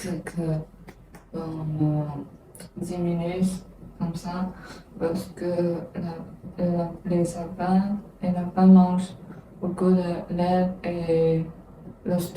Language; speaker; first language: French; non-native, learner; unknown